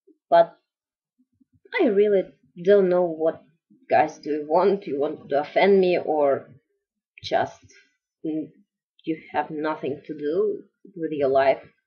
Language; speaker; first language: English; non-native, fluent; Russian